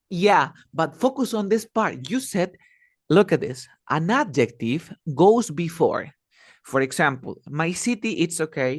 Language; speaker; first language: English; non-native, fluent; Spanish